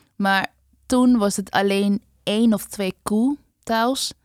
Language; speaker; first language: Dutch; non-native, fluent; Bangla